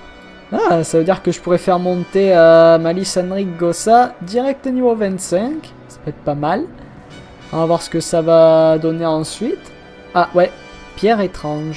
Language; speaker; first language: French; native; French